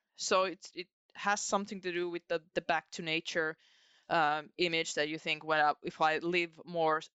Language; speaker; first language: English; non-native, fluent; Finnish